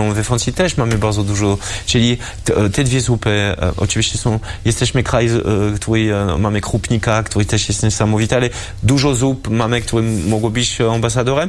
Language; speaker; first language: Polish; early bilingual, heritage; French